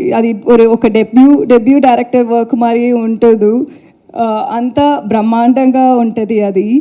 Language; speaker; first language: Telugu; non-native, learner; Tamil